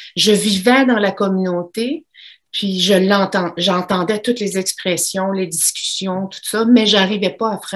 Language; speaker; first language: French; native; French